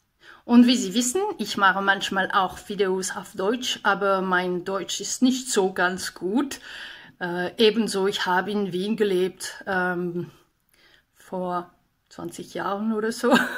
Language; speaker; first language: German; non-native, learner; Hungarian